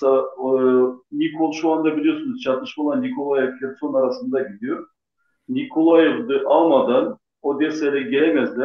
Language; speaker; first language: Turkish; non-native, local second language; Gagauz